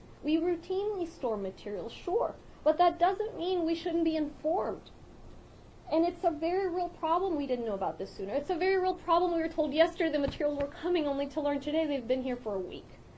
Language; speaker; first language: English; early bilingual, other home language; Spanish